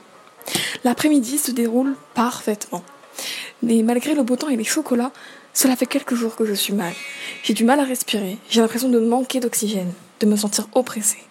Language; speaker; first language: French; native; French